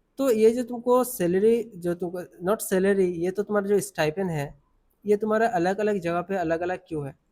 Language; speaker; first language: Hindi; non-native, local second language; Assamese